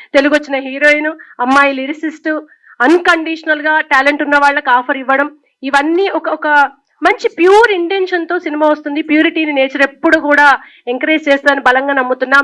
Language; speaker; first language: Telugu; native; Telugu